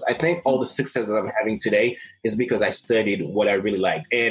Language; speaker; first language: English; non-native, fluent; Haitian Creole